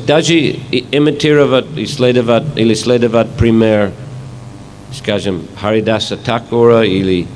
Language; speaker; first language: Russian; non-native, fluent; English